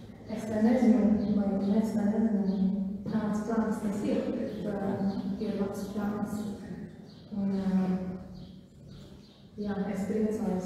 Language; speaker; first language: Latvian; non-native, learner; German